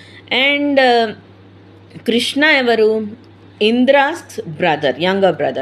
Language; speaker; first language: English; non-native, local second language; Telugu